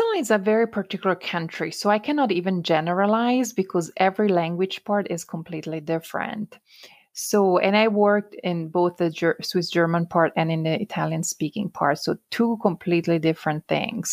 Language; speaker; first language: English; non-native, fluent; Italian